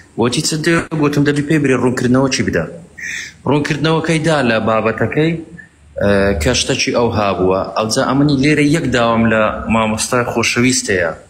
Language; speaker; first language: Central Kurdish; native; Central Kurdish